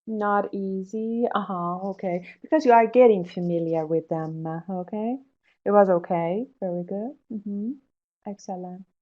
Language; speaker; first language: English; non-native, fluent; Persian